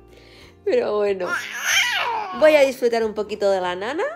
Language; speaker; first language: Spanish; native; Spanish